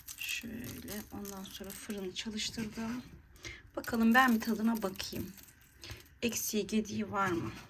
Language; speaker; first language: Turkish; native; Turkish